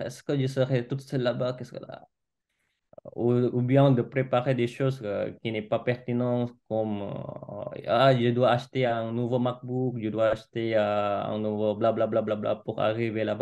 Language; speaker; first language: French; non-native, fluent; Indonesian